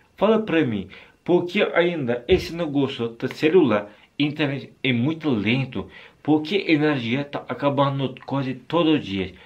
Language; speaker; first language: Portuguese; non-native, learner; Turkish